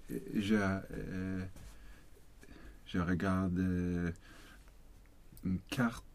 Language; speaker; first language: French; non-native, learner; Swedish